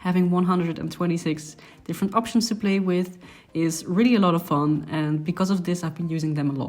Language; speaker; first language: English; non-native, fluent; Dutch